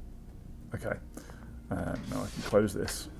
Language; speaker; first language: English; native; English